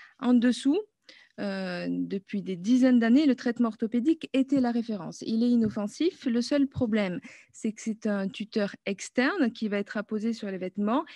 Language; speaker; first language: French; native; French